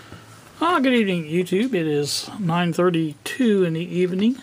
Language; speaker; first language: English; native; English